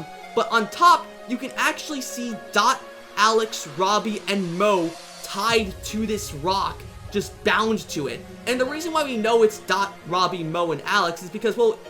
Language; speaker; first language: English; native; English